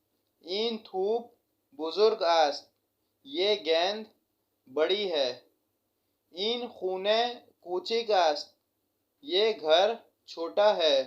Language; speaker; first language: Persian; non-native, fluent; Urdu